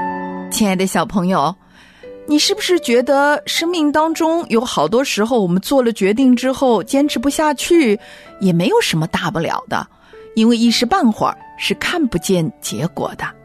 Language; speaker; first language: Chinese; native; Chinese